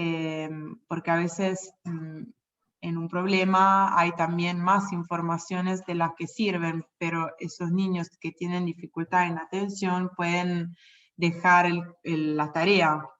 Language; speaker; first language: Spanish; non-native, fluent; Italian